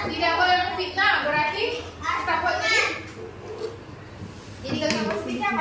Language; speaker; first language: Indonesian; native; Indonesian